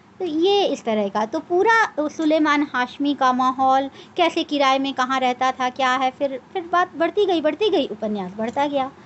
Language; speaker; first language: Hindi; native; Hindi